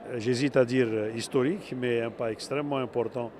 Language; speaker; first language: French; non-native, local second language; Arabic